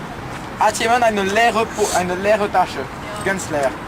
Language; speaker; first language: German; non-native, learner; French